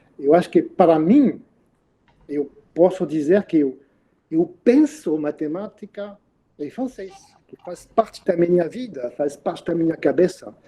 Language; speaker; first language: Portuguese; non-native, fluent; French